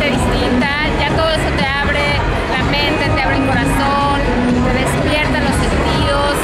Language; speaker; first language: Spanish; native; Spanish